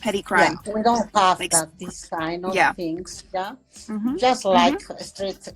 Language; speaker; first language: English; non-native, fluent; Spanish